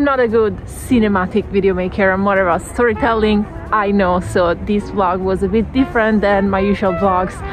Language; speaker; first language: English; non-native, fluent; Italian